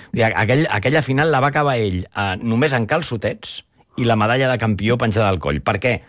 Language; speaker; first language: Catalan; native; Catalan